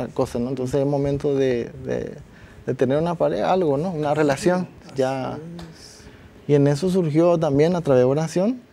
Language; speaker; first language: Spanish; native; Spanish